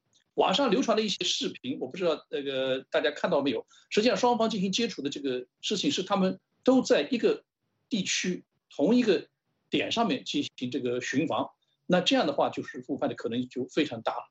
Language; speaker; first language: Chinese; native; Chinese